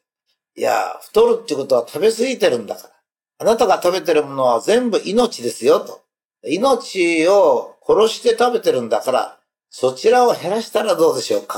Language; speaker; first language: Japanese; native; Japanese